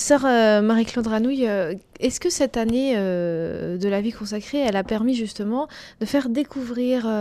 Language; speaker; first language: French; native; French